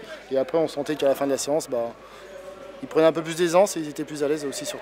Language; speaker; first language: French; native; French